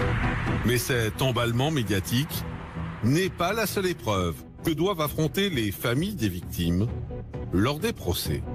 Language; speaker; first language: French; native; French